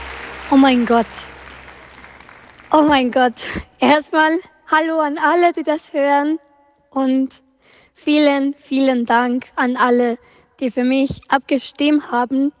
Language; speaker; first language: German; non-native, fluent; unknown